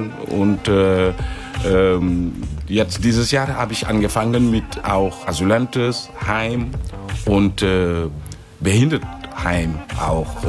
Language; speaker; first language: German; non-native, fluent; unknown